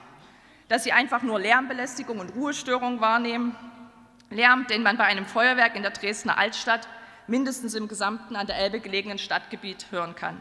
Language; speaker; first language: German; native; German